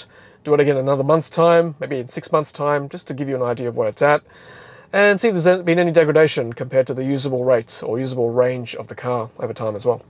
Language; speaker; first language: English; native; English